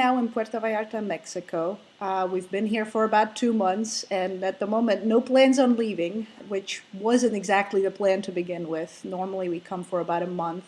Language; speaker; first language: English; non-native, fluent; Slovak